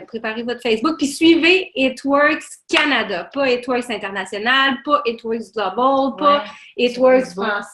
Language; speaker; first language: French; native; French